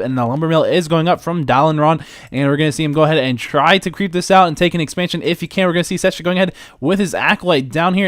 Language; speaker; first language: English; native; English